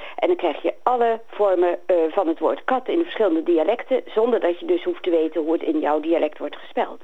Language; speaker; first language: Dutch; native; Dutch